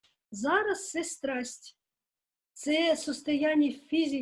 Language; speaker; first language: Ukrainian; non-native, local second language; Russian